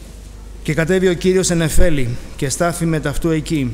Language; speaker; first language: Greek; native; Greek